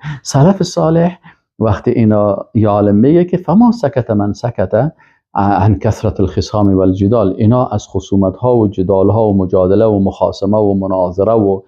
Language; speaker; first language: Persian; native; Persian